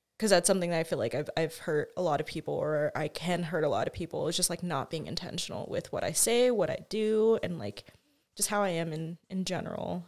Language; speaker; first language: English; native; English